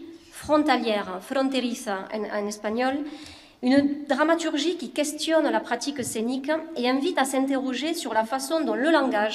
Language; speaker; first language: French; native; French